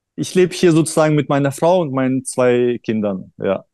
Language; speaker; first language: German; early bilingual, other home language; Russian